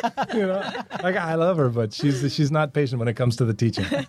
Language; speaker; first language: English; native; English